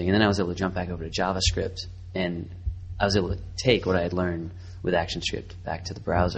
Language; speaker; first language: English; native; English